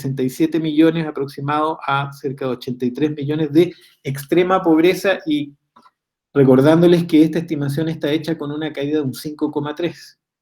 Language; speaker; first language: Spanish; native; Spanish